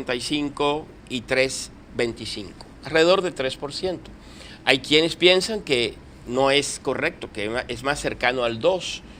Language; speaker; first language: Spanish; native; Spanish